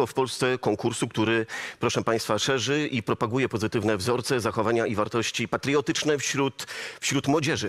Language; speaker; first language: Polish; native; Polish